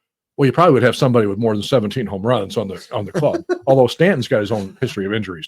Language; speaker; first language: English; native; English